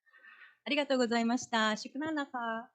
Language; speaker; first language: Japanese; native; Japanese